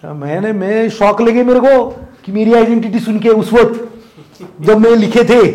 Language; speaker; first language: Hindi; non-native, local second language; Marathi